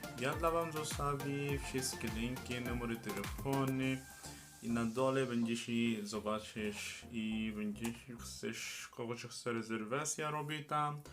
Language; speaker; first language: Polish; non-native, learner; Arabic